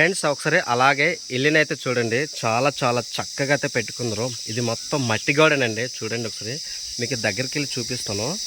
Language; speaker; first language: Telugu; non-native, local second language; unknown